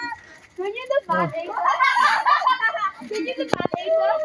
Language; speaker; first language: Dutch; early bilingual, other home language; Filipino